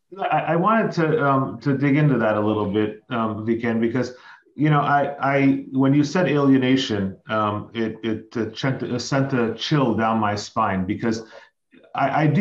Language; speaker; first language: English; native; English